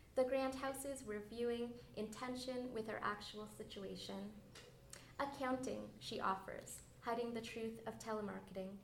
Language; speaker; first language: English; early bilingual, other home language; Bangla